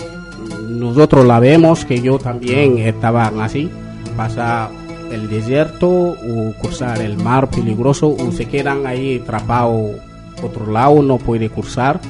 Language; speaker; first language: Spanish; non-native, learner; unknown